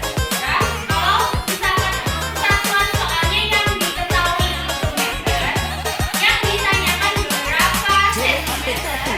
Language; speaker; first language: Indonesian; native; Indonesian